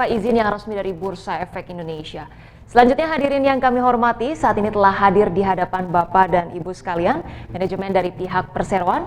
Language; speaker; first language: Indonesian; native; Indonesian